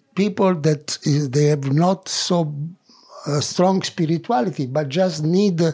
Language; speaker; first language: English; non-native, learner; Italian